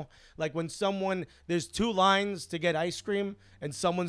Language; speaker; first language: English; early bilingual, other home language; Spanish